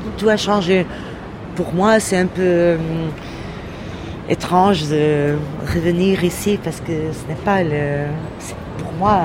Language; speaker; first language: French; non-native, learner; Portuguese